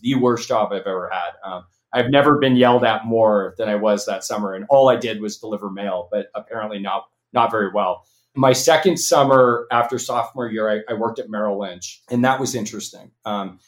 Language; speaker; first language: English; native; English